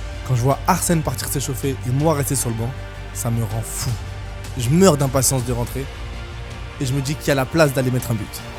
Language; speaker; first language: French; native; French